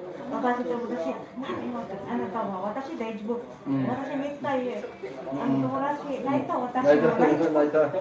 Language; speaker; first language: Japanese; non-native, learner; Filipino